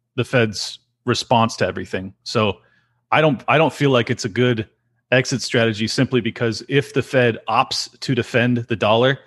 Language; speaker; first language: English; native; English